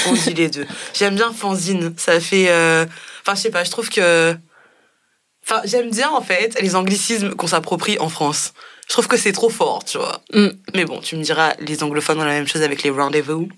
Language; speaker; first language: French; native; French